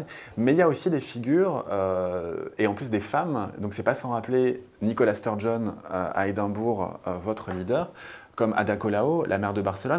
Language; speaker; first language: French; native; French